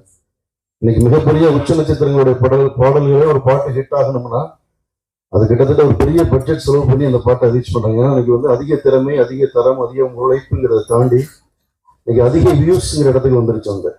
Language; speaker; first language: Tamil; native; Tamil